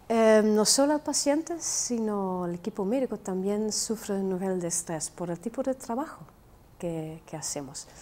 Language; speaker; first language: Spanish; non-native, fluent; Dutch